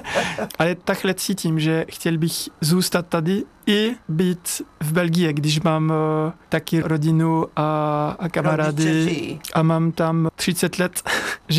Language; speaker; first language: Czech; non-native, learner; French